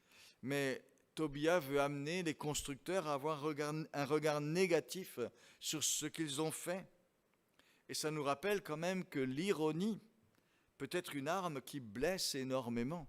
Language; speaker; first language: French; native; French